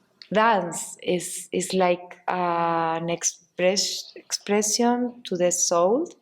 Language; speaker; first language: English; non-native, learner; Spanish